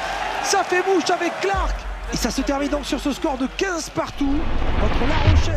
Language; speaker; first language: French; native; French